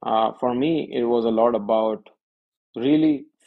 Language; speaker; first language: English; non-native, local second language; Hindi